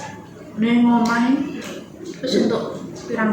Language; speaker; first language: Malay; non-native, local second language; Javanese